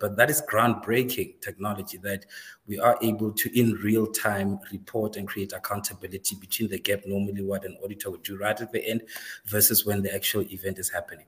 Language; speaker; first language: English; non-native, local second language; Northern Sotho